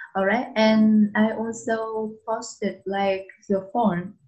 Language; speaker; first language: English; non-native, fluent; Vietnamese